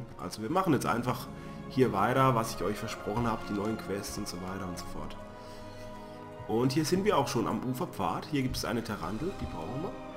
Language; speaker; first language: German; native; German